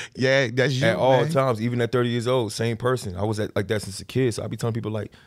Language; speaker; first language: English; native; English